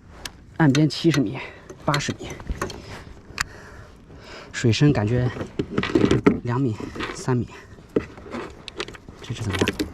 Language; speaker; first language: Chinese; native; Chinese